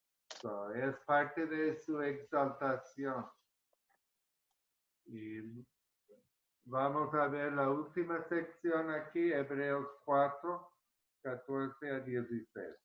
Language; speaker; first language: Spanish; early bilingual, heritage; Spanish